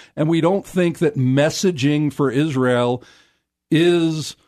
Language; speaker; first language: English; native; English